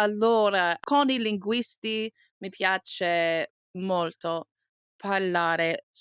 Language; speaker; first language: Italian; non-native, learner; English